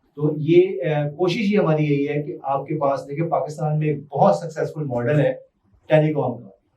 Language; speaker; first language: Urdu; non-native, local second language; Punjabi